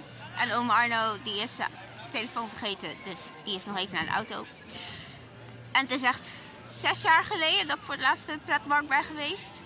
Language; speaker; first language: Dutch; native; Dutch